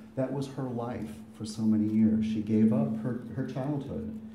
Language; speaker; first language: English; native; English